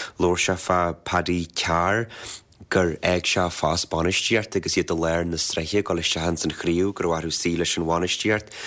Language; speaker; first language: Irish; native; Irish